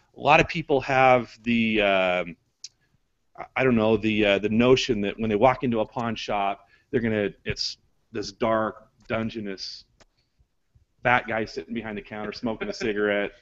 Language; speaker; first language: English; native; English